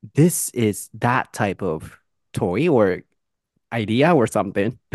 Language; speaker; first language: English; non-native, fluent; Japanese